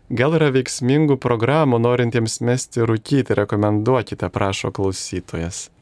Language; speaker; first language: Lithuanian; native; Lithuanian